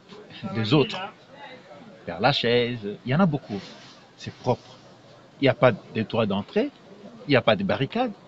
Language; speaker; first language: French; non-native, local second language; Lingala